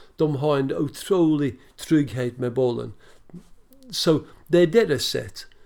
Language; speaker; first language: Swedish; non-native, fluent; English